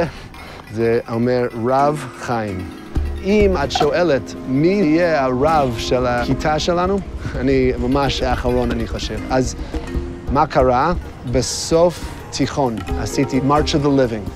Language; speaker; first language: Hebrew; non-native, fluent; English